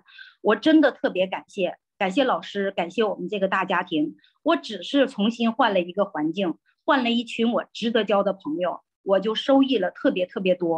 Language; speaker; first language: Chinese; native; Chinese